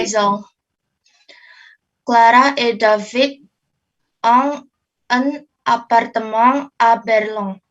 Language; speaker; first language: French; non-native, learner; Indonesian